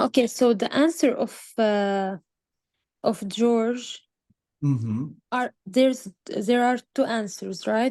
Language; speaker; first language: English; non-native, learner; Arabic